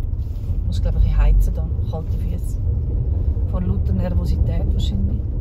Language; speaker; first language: German; native; German